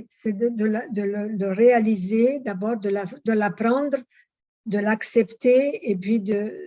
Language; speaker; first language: French; non-native, fluent; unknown